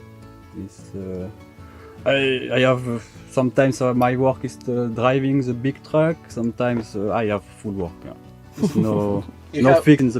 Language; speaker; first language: English; non-native, learner; French